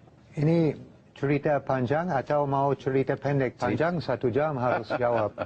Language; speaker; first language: Indonesian; non-native, learner; English